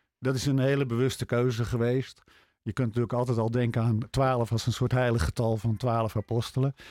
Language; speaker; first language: Dutch; native; Dutch